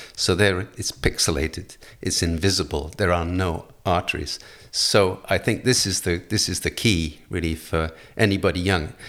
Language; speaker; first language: English; native; English